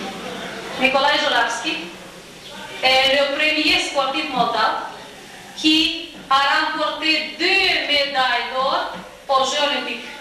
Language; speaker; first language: French; non-native, learner; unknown